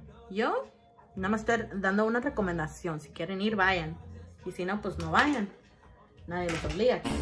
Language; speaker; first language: Spanish; early bilingual, heritage; Spanish